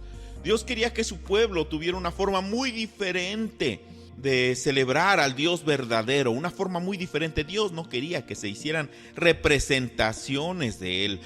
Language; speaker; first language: Spanish; native; Spanish